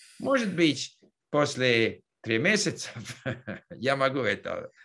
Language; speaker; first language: Russian; non-native, learner; English